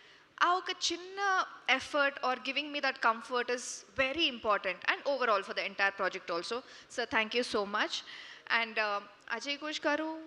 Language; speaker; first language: Telugu; non-native, fluent; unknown